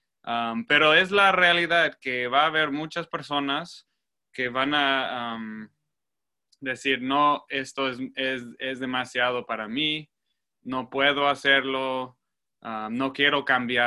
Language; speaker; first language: Spanish; non-native, fluent; English